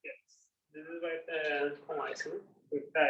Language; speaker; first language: English; non-native, learner; Portuguese